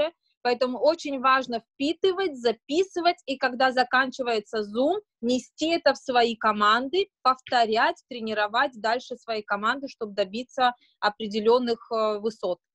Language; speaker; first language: Russian; native; Russian